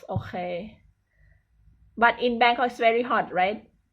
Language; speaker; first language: English; non-native, fluent; Thai